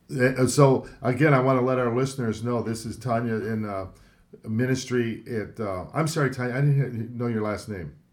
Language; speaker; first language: English; native; English